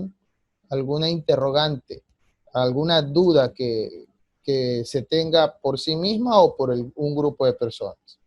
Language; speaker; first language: Spanish; native; Spanish